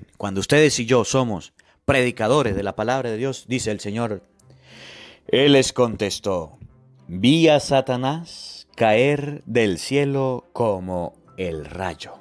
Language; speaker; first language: Spanish; native; Spanish